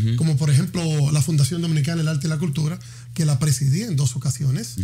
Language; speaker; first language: Spanish; native; Spanish